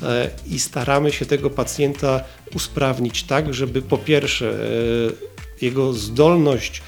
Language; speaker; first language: Polish; native; Polish